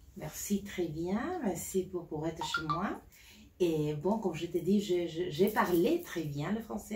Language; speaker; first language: French; non-native, learner; Spanish